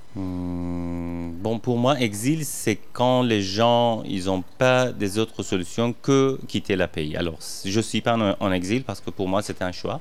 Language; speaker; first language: French; non-native, fluent; Persian